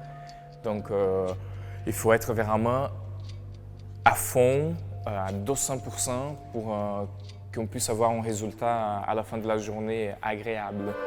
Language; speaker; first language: French; non-native, fluent; Portuguese